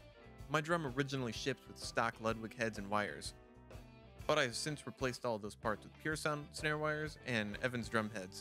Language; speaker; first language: English; native; English